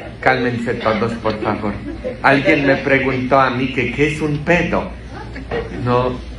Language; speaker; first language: Spanish; non-native, fluent; Polish